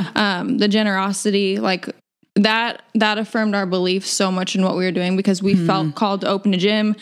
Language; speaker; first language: English; native; English